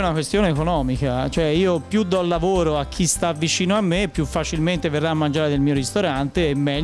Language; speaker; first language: Italian; native; Italian